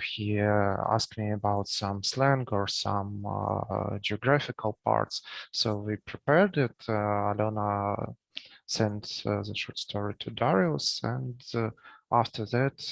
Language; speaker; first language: English; non-native, learner; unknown